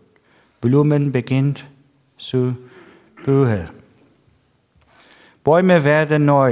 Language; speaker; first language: German; non-native, learner; Persian